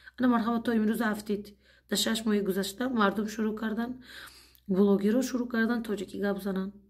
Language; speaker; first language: Tajik; non-native, fluent; Uzbek